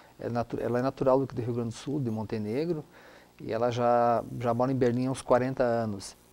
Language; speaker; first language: Portuguese; non-native, local second language; German